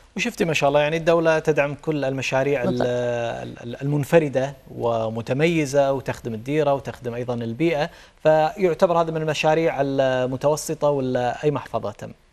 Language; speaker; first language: Arabic; native; Arabic